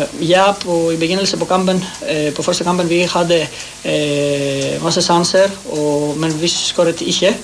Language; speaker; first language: Norwegian; non-native, learner; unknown